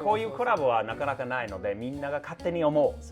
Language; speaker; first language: Japanese; non-native, fluent; English